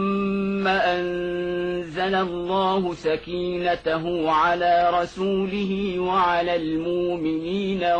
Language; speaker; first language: Arabic; native; Arabic